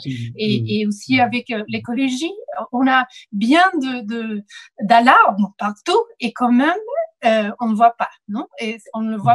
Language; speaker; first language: French; non-native, fluent; Spanish